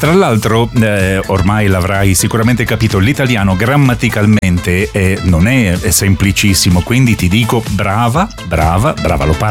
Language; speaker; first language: Italian; native; Italian